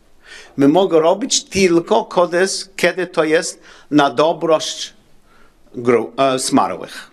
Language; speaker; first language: Polish; non-native, learner; English